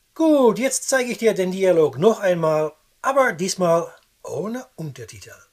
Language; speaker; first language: German; non-native, fluent; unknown